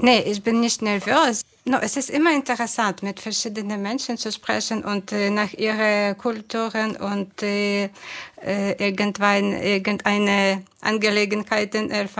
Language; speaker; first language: German; non-native, fluent; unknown